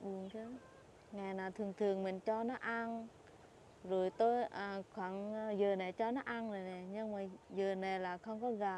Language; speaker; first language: Vietnamese; non-native, local second language; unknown